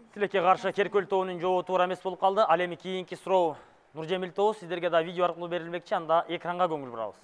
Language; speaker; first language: Kyrgyz; native; Kyrgyz